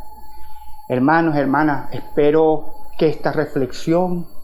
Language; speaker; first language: Spanish; native; Spanish